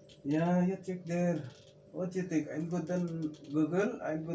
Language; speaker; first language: English; non-native, local second language; Cebuano